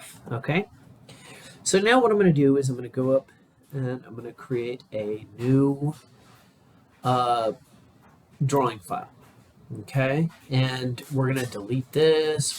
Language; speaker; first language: English; native; English